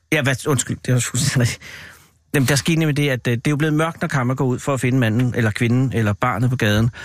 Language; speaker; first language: Danish; native; Danish